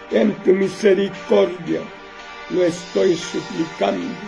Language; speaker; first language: Spanish; native; Spanish